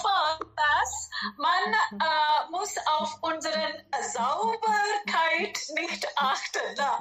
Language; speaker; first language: German; non-native, fluent; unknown